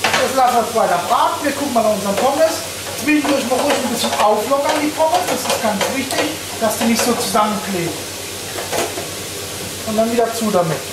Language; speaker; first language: German; native; German